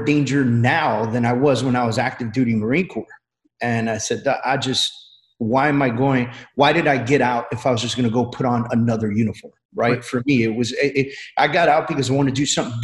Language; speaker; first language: English; native; English